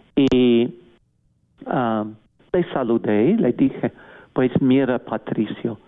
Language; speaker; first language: Spanish; non-native, fluent; English